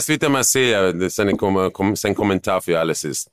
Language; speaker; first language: German; non-native, fluent; Croatian